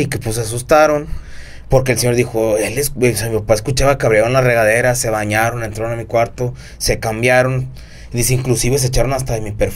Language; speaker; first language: Spanish; native; Spanish